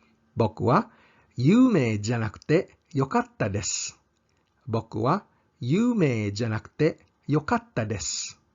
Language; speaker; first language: Japanese; non-native, fluent; English